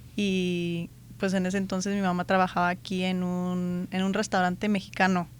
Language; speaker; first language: Spanish; early bilingual, heritage; Spanish